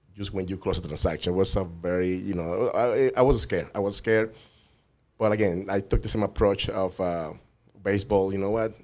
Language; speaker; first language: English; non-native, fluent; Spanish